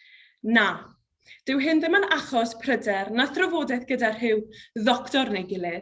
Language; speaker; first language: Welsh; native; Welsh